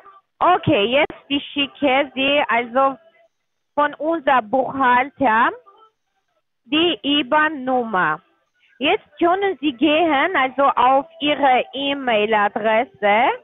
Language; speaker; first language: German; non-native, learner; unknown